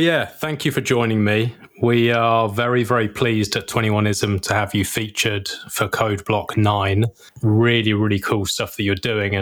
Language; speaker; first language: English; native; English